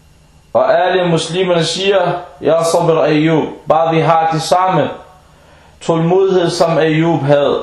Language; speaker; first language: Danish; early bilingual, other home language; Arabic